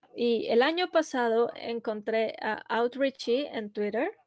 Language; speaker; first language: Spanish; non-native, fluent; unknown